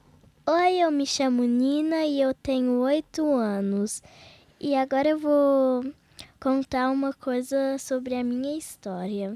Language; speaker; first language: Portuguese; early bilingual, heritage; Portuguese